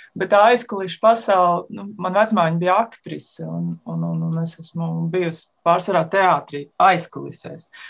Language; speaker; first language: Latvian; native; Latvian